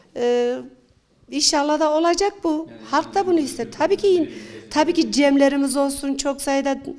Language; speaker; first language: Turkish; non-native, local second language; Zaza